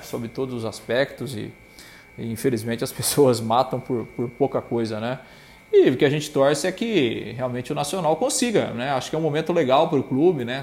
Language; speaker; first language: Portuguese; native; Portuguese